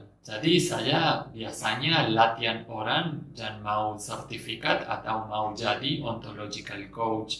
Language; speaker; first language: Indonesian; non-native, fluent; Spanish